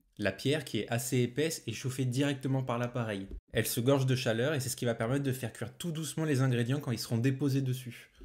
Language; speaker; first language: French; native; French